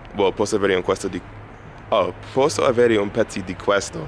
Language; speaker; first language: Italian; non-native, learner; English